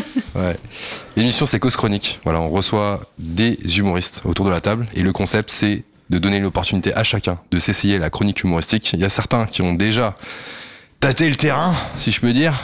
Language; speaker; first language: French; native; French